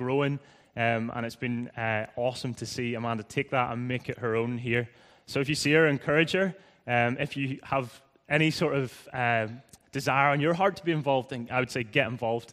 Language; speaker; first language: English; native; English